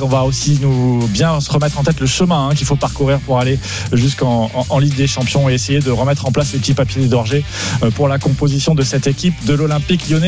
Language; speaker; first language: French; native; French